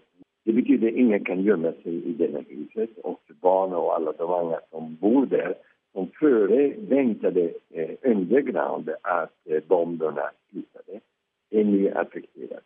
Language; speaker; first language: Swedish; early bilingual, heritage; Swedish